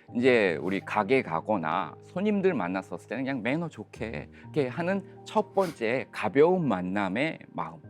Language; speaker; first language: Korean; native; Korean